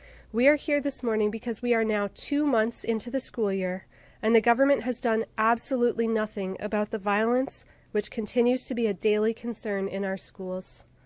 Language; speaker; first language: English; native; English